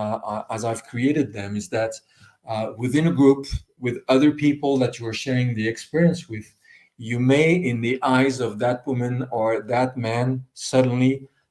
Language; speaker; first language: English; non-native, fluent; French